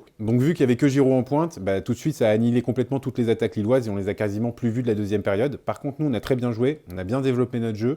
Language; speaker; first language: French; native; French